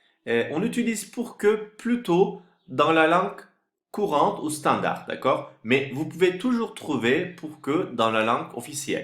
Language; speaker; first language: French; non-native, fluent; Turkish